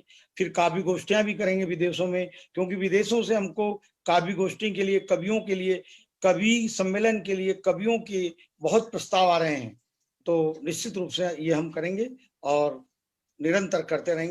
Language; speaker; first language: Hindi; native; Hindi